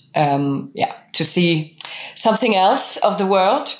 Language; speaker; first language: English; non-native, fluent; French